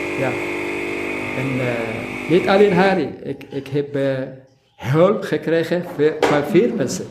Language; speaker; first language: Dutch; non-native, learner; Arabic